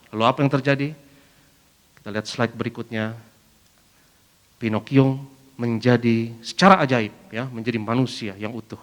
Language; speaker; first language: Indonesian; native; Indonesian